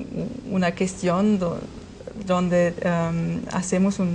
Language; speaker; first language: Spanish; non-native, fluent; German